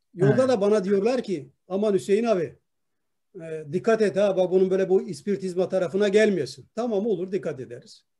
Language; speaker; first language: Turkish; non-native, local second language; Kurdish